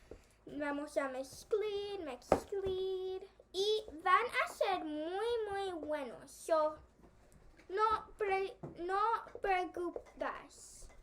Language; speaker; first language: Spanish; early bilingual, heritage; Spanish